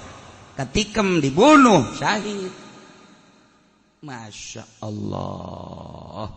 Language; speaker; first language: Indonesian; non-native, local second language; Sundanese